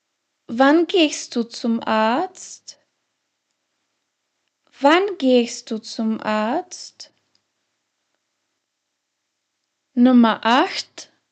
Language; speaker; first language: German; non-native, fluent; Slovak